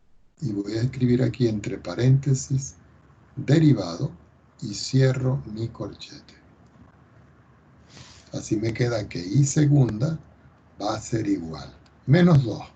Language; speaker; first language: Spanish; native; Spanish